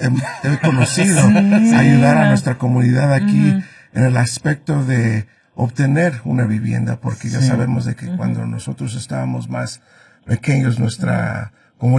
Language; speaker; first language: Spanish; early bilingual, heritage; Spanish